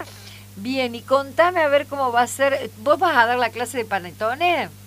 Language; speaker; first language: Spanish; native; Spanish